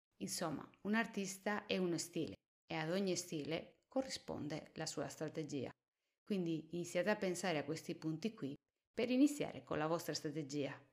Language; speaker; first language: Italian; non-native, fluent; Spanish